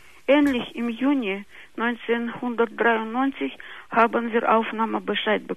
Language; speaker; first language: German; non-native, local second language; Russian